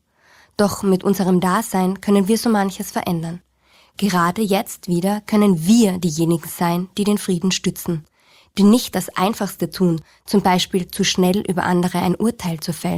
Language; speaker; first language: German; native; German